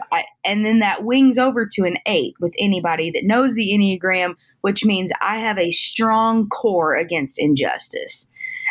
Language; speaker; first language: English; native; English